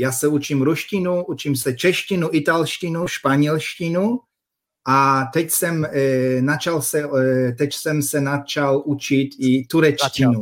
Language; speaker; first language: Czech; non-native, fluent; Polish